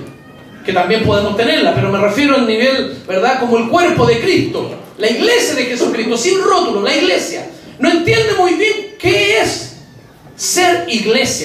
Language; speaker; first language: Spanish; native; Spanish